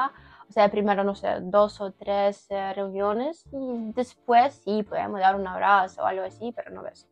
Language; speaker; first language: Spanish; non-native, learner; Ukrainian